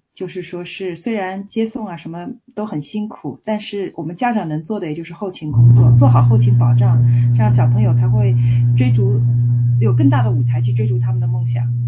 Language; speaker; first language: Chinese; native; Chinese